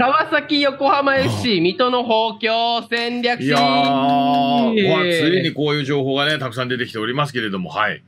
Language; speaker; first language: Japanese; native; Japanese